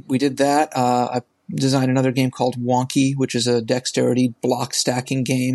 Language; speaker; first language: English; native; English